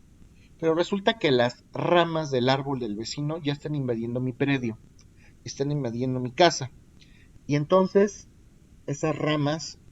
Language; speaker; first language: Spanish; native; Spanish